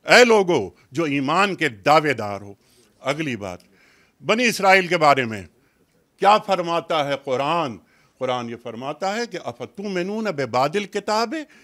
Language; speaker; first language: Urdu; native; Urdu